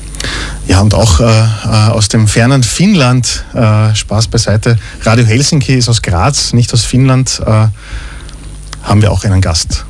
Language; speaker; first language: German; native; German